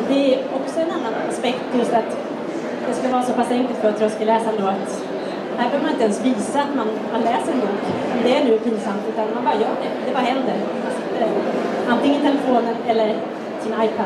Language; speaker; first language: Swedish; native; Swedish